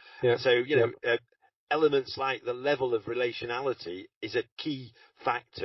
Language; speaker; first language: English; native; English